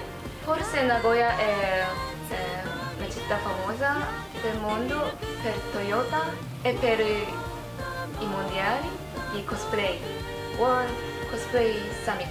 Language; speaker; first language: Italian; non-native, learner; Japanese